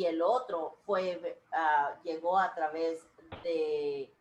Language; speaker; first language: Spanish; native; Spanish